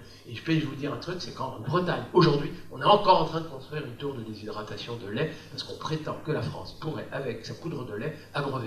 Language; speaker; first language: French; native; French